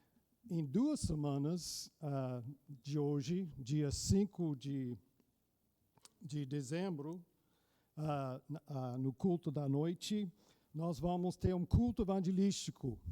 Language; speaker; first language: Portuguese; non-native, fluent; English